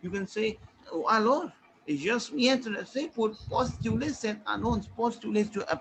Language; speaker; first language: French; non-native, fluent; Hindi